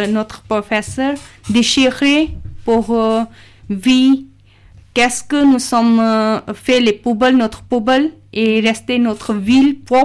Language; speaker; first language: French; non-native, learner; Urdu